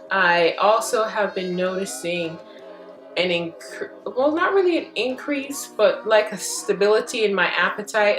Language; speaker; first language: English; native; English